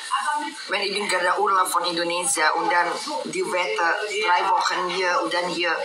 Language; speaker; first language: German; non-native, learner; Indonesian